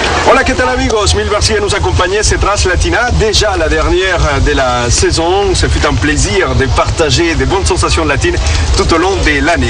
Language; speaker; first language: French; native; French